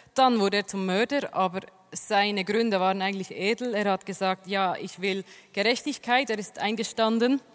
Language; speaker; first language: German; native; German